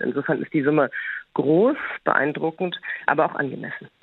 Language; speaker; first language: German; native; German